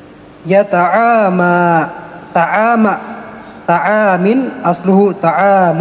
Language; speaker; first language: Arabic; non-native, learner; Indonesian